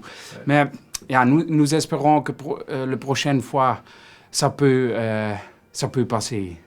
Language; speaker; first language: French; non-native, fluent; Dutch